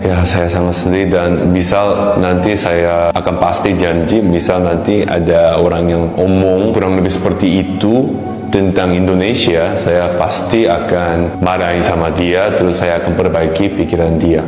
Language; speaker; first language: Indonesian; non-native, fluent; Korean